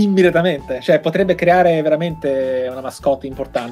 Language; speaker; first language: Italian; native; Italian